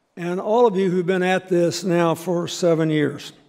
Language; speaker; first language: English; native; English